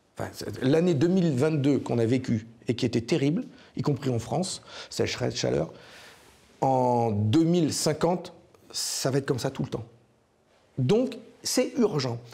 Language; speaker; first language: French; native; French